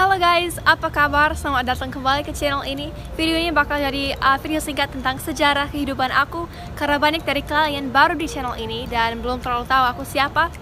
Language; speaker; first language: Indonesian; early bilingual, other home language; English